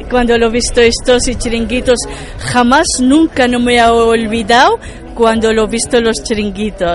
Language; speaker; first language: Spanish; non-native, learner; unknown